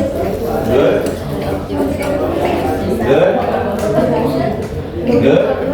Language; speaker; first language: English; non-native, fluent; Indonesian